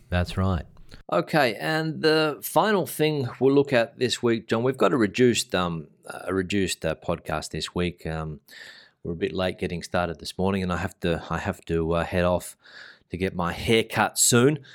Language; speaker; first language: English; native; English